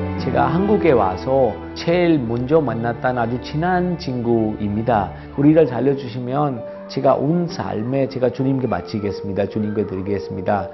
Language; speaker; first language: Korean; non-native, fluent; Hindi